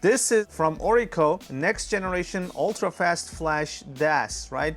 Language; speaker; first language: English; non-native, fluent; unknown